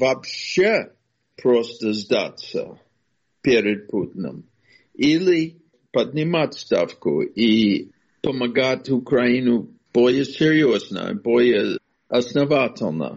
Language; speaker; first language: Russian; non-native, fluent; English